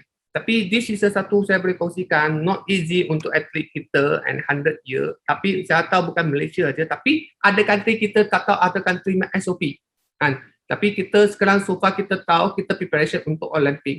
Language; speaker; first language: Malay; non-native, local second language; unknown